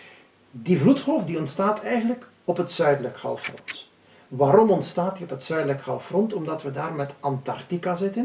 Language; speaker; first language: Dutch; native; Dutch